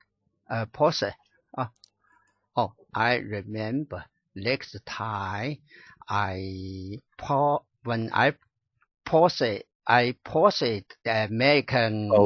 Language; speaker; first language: English; non-native, learner; Chinese